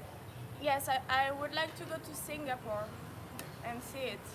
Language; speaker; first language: English; non-native, fluent; French